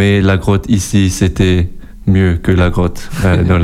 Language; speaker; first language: French; non-native, local second language; German